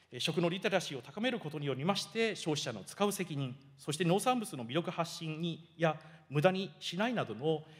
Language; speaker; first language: Japanese; native; Japanese